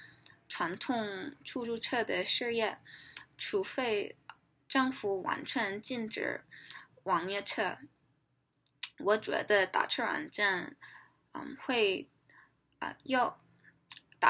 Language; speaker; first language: Chinese; non-native, learner; English